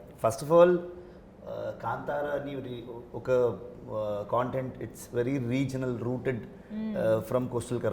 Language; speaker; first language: Telugu; non-native, learner; Kannada